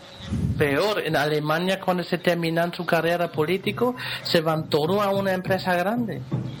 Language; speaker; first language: Spanish; non-native, fluent; German